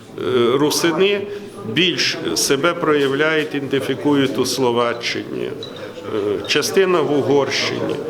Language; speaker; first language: Ukrainian; native; Ukrainian